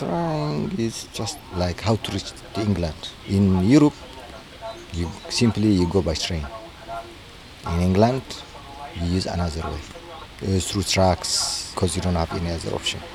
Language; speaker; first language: English; non-native, learner; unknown